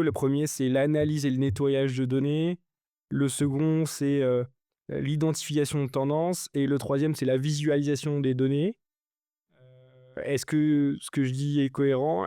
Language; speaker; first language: French; native; French